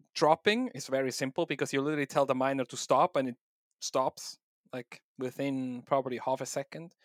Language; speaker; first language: English; non-native, fluent; German